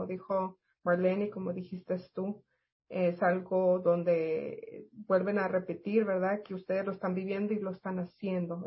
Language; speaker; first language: Spanish; native; Spanish